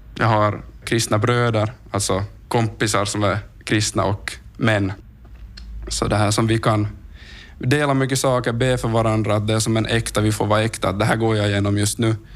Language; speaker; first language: Swedish; native; Swedish